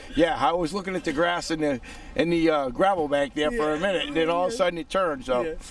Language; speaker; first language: English; native; English